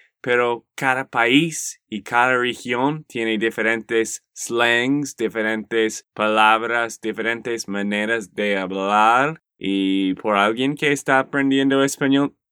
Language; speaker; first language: Spanish; non-native, learner; English